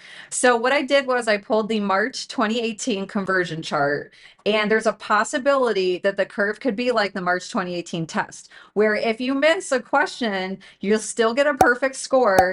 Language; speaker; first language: English; native; English